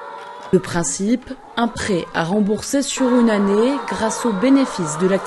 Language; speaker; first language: French; native; French